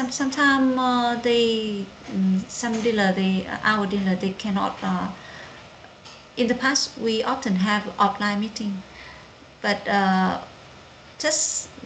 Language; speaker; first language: English; non-native, learner; Vietnamese